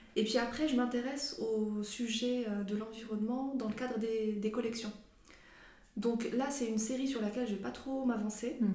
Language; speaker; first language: French; non-native, local second language; Arabic